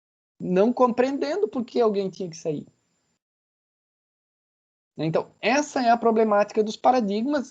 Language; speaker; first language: Portuguese; native; Portuguese